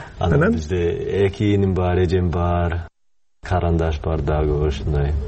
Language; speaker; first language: Kyrgyz; non-native, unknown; English